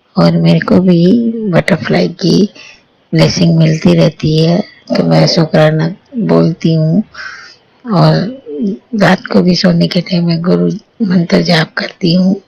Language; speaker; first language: Hindi; early bilingual, heritage; Hindi